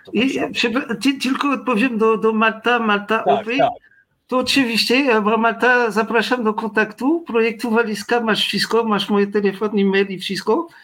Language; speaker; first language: Polish; non-native, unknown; French